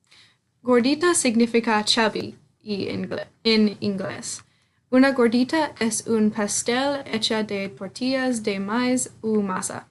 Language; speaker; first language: Spanish; non-native, learner; English